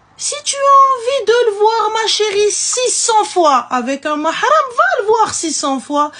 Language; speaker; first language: French; early bilingual, other home language; Arabic